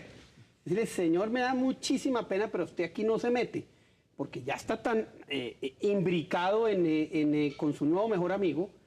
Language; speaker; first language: Spanish; native; Spanish